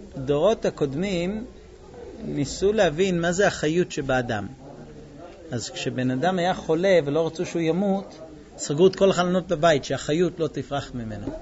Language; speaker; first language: Hebrew; non-native, fluent; English